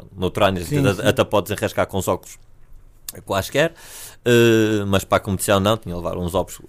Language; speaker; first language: Portuguese; native; Portuguese